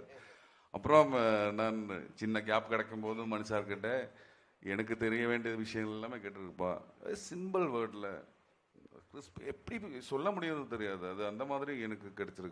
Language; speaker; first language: Tamil; non-native, learner; Malayalam